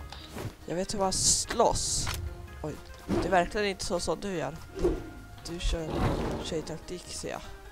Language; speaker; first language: Swedish; native; Swedish